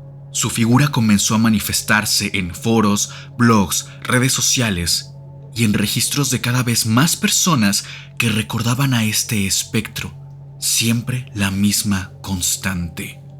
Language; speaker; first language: Spanish; native; Spanish